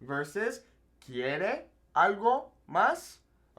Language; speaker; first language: Spanish; non-native, fluent; English